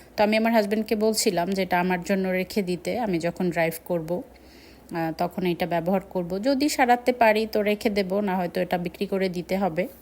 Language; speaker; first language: Bangla; native; Bangla